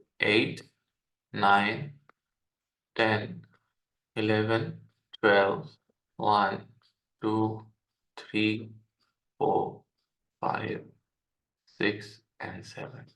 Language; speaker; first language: English; non-native, local second language; Hindi